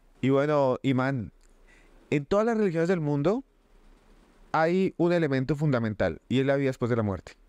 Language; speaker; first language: Spanish; native; Spanish